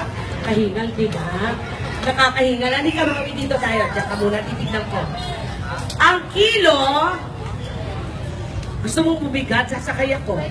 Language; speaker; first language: Filipino; native; Filipino